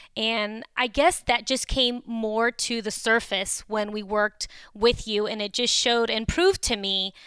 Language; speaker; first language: English; early bilingual, other home language; Romanian